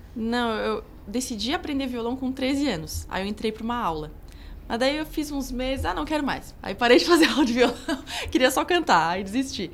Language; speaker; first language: Portuguese; native; Portuguese